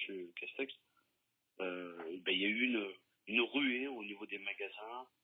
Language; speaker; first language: French; native; French